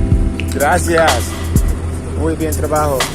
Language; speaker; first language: Spanish; non-native, learner; English